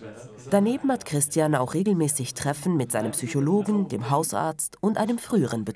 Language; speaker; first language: German; native; German